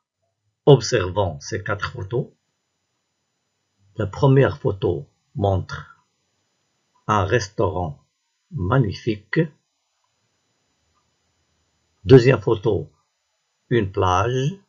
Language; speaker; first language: French; non-native, local second language; Arabic